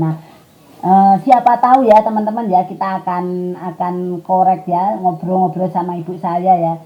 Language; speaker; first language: Indonesian; non-native, local second language; Javanese